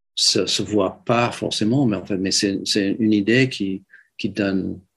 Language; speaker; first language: French; non-native, fluent; English